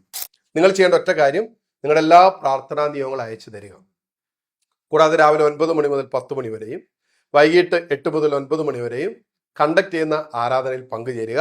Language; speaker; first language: Malayalam; native; Malayalam